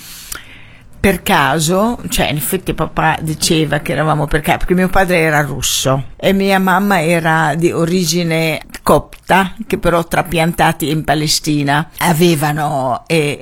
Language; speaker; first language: Italian; non-native, fluent; Arabic